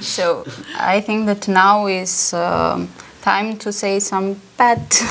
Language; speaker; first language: English; non-native, learner; Bulgarian